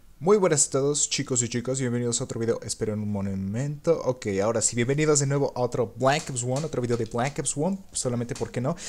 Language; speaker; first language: Spanish; native; Spanish